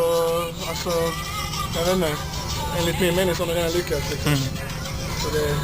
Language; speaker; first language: Swedish; native; Swedish